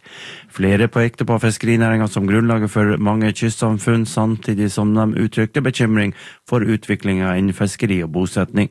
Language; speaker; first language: Norwegian; native; Norwegian